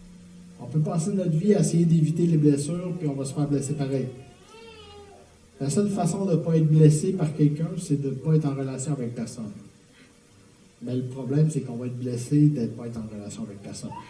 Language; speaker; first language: French; native; French